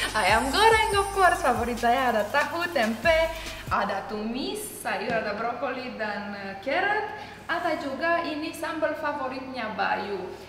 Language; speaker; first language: Indonesian; non-native, fluent; Romanian